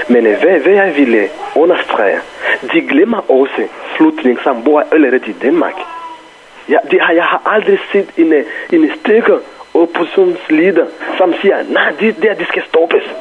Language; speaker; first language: Danish; non-native, fluent; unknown